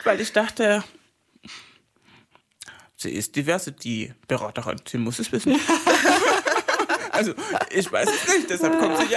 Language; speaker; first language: German; non-native, fluent; Spanish